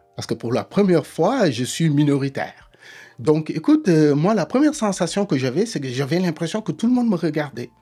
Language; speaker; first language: French; non-native, local second language; Wolof